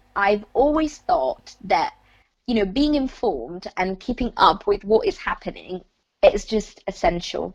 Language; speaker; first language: English; non-native, fluent; Italian